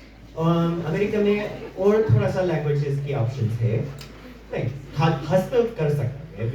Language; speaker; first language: Hindi; early bilingual, heritage; English